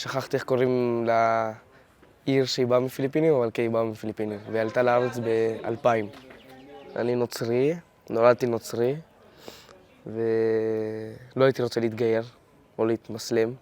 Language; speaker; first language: Hebrew; early bilingual, other home language; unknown